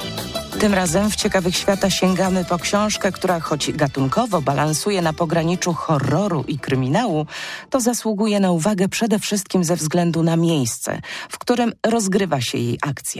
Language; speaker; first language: Polish; native; Polish